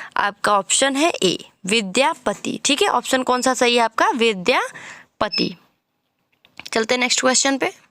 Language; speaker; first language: Hindi; native; Hindi